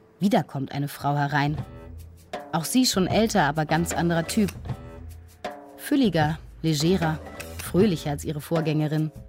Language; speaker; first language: German; native; German